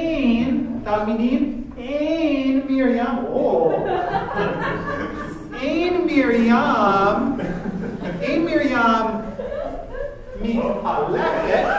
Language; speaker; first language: Hebrew; non-native, fluent; English